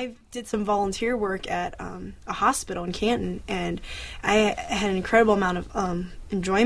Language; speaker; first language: English; early bilingual, other home language; Chinese